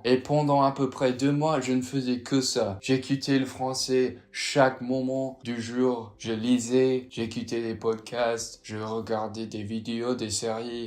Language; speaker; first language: French; non-native, fluent; English